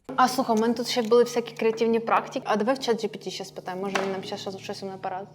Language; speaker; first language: Ukrainian; non-native, local second language; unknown